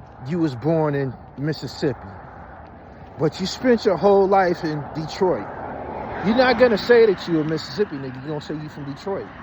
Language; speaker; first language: English; native; English